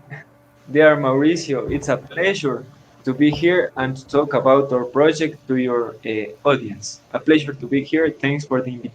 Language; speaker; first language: English; non-native, fluent; Spanish